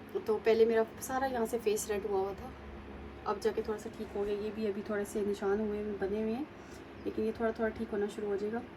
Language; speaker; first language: Urdu; native; Urdu